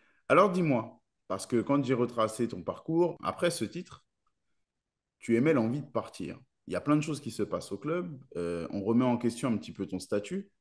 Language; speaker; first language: French; native; French